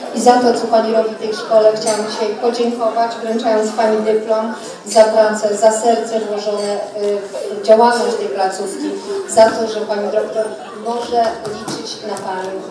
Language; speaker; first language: Polish; native; Polish